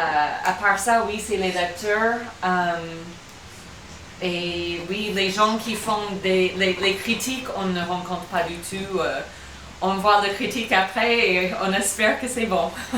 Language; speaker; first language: French; non-native, fluent; English